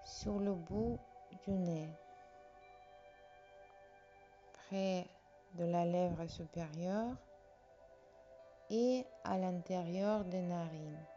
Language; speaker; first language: French; non-native, fluent; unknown